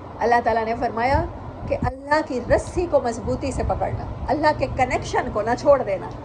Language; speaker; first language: Urdu; non-native, local second language; Saraiki